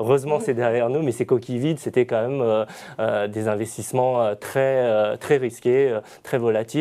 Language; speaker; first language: French; native; French